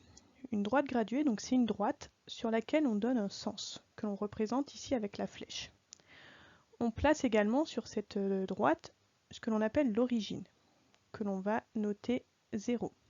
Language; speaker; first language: French; native; French